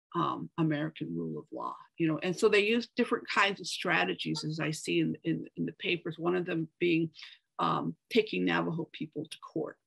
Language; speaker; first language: English; native; English